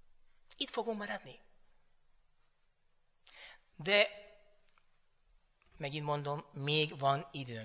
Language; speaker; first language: Hungarian; non-native, learner; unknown